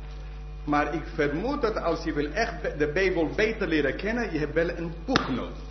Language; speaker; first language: Dutch; non-native, fluent; English